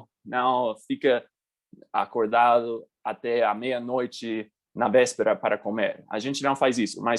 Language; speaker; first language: Portuguese; non-native, fluent; English